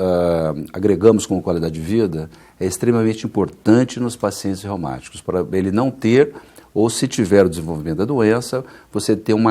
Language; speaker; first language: Portuguese; native; Portuguese